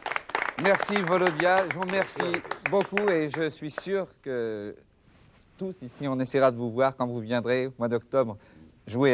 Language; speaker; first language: French; native; French